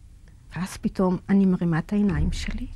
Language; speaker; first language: Hebrew; non-native, fluent; Yiddish